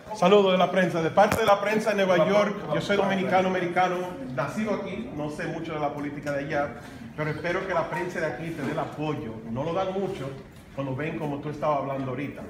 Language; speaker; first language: Spanish; early bilingual, heritage; Spanish